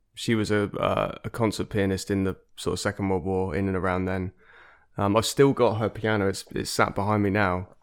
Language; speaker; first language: English; native; English